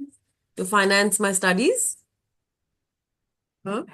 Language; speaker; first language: English; non-native, local second language; Hindi